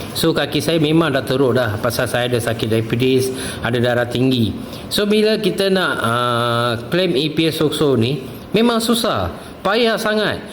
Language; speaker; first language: Malay; non-native, local second language; Tamil